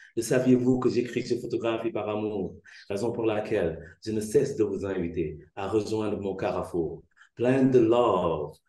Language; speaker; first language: French; non-native, local second language; Wolof